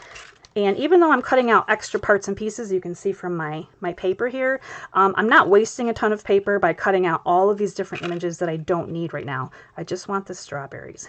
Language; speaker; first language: English; native; English